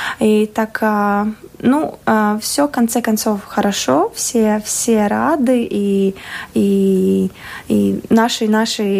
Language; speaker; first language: Russian; non-native, local second language; Latvian